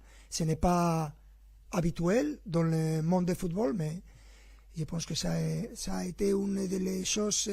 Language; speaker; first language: French; non-native, fluent; Spanish